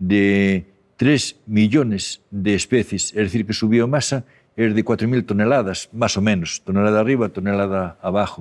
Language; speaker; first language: Spanish; native; Spanish